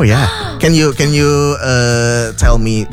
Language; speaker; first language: English; non-native, fluent; Indonesian